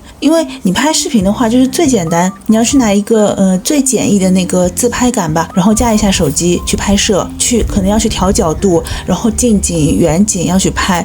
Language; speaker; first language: Chinese; native; Chinese